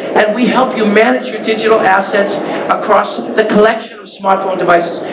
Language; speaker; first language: English; native; English